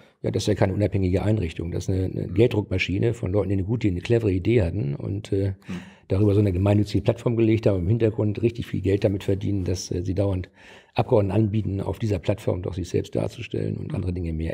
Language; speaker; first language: German; native; German